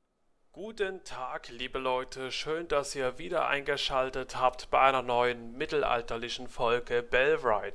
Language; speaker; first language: German; native; German